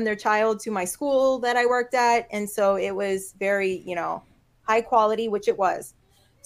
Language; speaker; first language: English; native; English